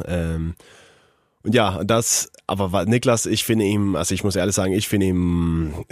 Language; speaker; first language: German; non-native, learner; Faroese